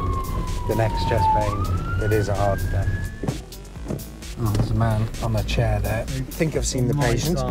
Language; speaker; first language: English; native; English